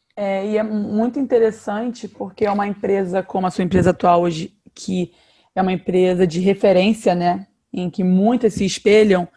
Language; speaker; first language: Portuguese; native; Portuguese